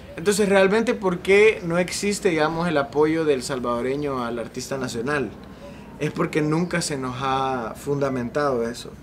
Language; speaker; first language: Spanish; native; Spanish